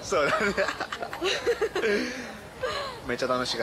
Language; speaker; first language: Japanese; non-native, fluent; Indonesian